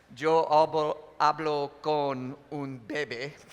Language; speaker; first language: Spanish; non-native, learner; English